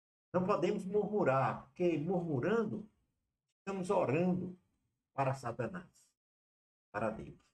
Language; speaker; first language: Portuguese; native; Portuguese